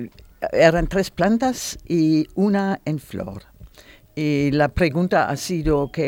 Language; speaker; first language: Spanish; non-native, learner; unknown